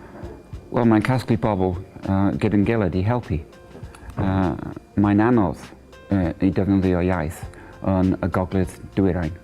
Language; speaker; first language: Welsh; non-native, learner; English